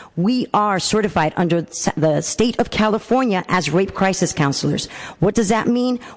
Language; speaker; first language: English; native; English